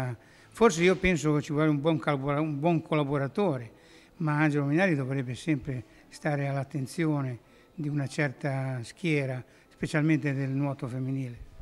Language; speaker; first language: Italian; native; Italian